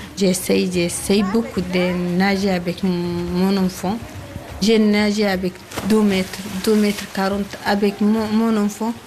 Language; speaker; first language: French; non-native, learner; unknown